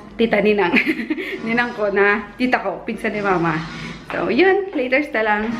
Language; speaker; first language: Filipino; native; Filipino